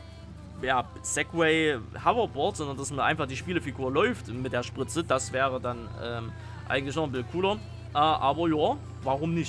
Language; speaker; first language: German; native; German